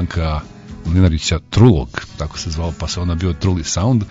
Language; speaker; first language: Croatian; native; Croatian